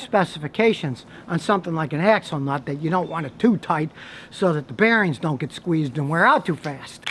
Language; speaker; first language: English; native; English